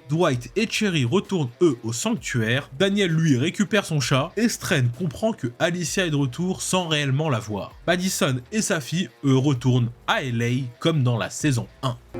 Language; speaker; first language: French; native; French